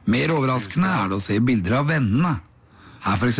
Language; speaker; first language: Norwegian; native; Norwegian